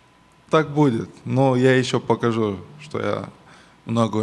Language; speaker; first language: Russian; non-native, local second language; Romanian